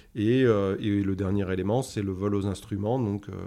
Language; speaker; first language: French; native; French